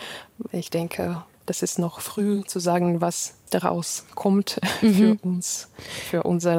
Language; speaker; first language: German; non-native, fluent; Ukrainian